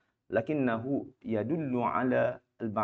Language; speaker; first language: Arabic; non-native, fluent; Malay